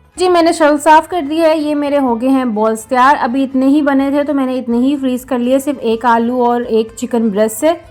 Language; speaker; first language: Hindi; non-native, local second language; Punjabi